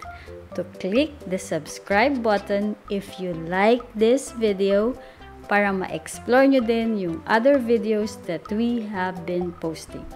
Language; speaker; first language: English; non-native, local second language; Filipino